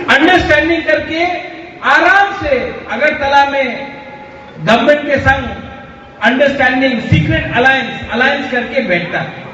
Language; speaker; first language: Hindi; non-native, local second language; Kok Borok